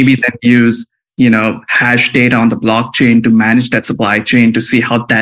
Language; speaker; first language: English; non-native, local second language; Hindi